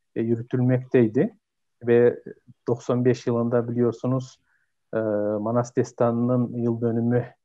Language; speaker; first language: Turkish; non-native, fluent; Kyrgyz